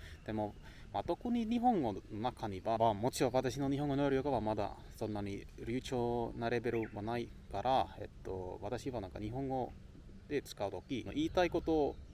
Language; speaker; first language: Japanese; non-native, learner; Finnish